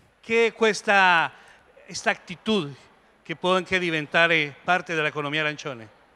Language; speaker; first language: Italian; non-native, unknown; Spanish